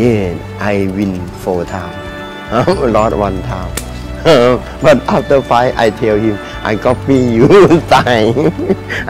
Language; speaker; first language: English; non-native, learner; Thai